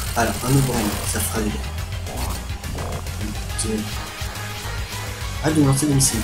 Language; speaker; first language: French; native; French